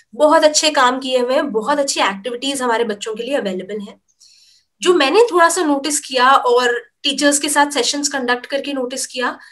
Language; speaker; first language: Hindi; native; Hindi